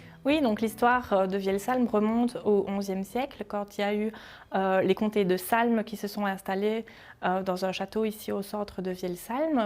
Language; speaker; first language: French; native; French